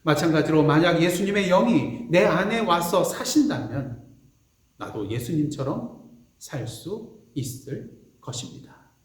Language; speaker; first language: Korean; native; Korean